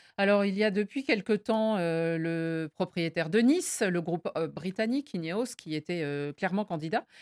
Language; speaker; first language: French; native; French